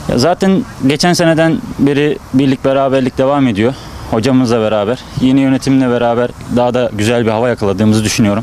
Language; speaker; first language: Turkish; native; Turkish